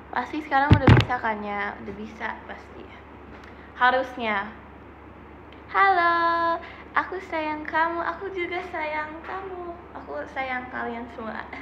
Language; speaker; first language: Indonesian; native; Indonesian